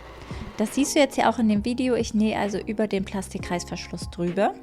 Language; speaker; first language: German; native; German